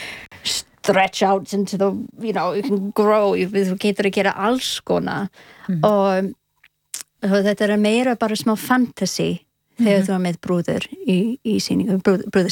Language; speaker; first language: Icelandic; non-native, learner; English